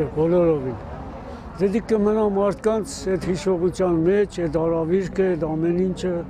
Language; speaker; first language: Armenian; native; Armenian